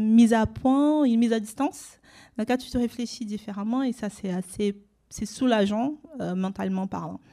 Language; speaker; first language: French; non-native, fluent; Portuguese